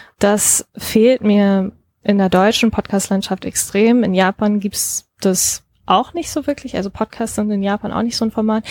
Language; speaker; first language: German; early bilingual, other home language; Japanese